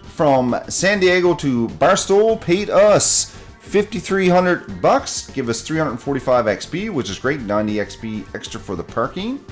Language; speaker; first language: English; native; English